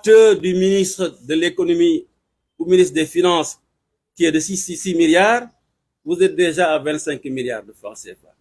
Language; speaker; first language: French; non-native, local second language; Wolof